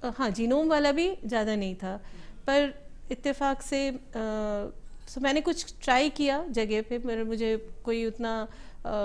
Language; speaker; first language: Hindi; native; Hindi